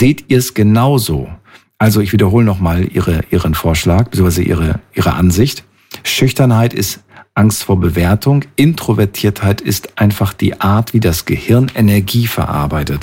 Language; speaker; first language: German; native; German